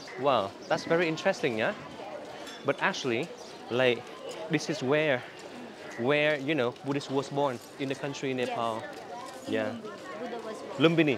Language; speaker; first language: English; non-native, learner; Vietnamese